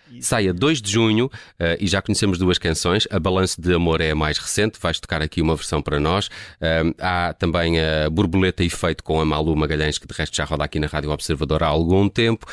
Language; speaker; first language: Portuguese; native; Portuguese